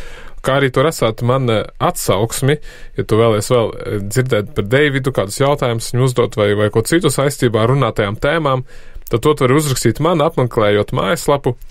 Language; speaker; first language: Latvian; native; Latvian